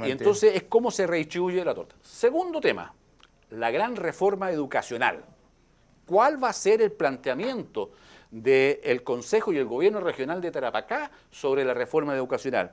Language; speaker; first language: Spanish; native; Spanish